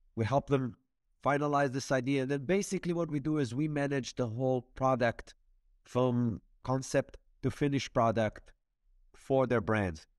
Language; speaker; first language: English; non-native, fluent; Hebrew